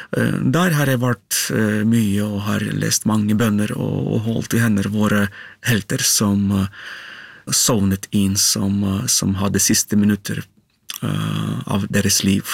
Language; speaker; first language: Norwegian; non-native, fluent; Ukrainian